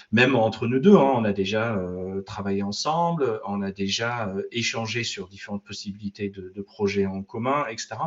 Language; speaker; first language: French; non-native, fluent; English